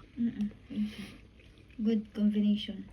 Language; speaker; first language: English; non-native, local second language; Filipino